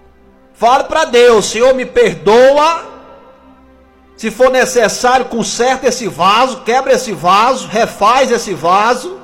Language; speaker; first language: Portuguese; native; Portuguese